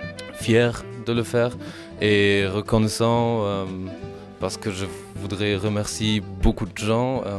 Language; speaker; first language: French; non-native, fluent; German